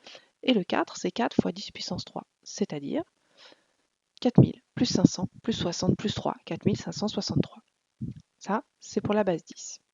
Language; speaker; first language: French; native; French